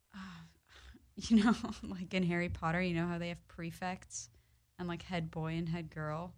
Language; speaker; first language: English; early bilingual, other home language; Polish